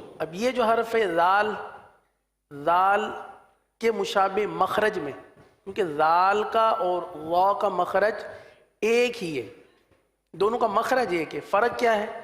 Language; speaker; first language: Urdu; native; Urdu